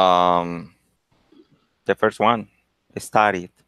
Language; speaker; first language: English; non-native, learner; Spanish